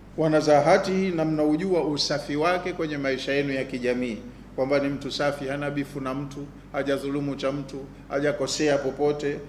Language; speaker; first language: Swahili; native; Swahili